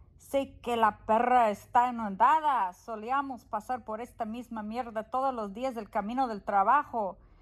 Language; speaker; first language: Spanish; non-native, fluent; English